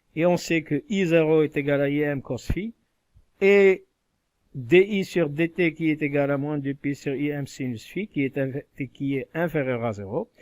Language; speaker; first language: French; non-native, local second language; Arabic